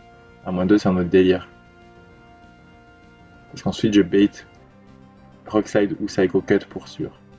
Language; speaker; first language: French; native; French